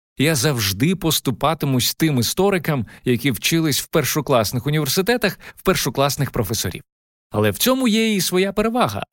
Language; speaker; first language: Ukrainian; native; Ukrainian